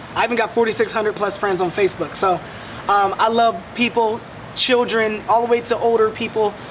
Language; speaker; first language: English; native; English